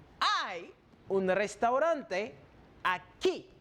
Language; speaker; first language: Spanish; non-native, fluent; French